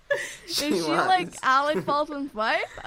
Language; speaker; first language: English; native; English